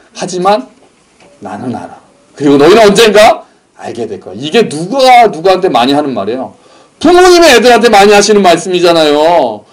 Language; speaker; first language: Korean; native; Korean